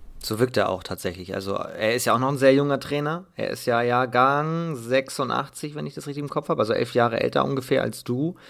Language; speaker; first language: German; native; German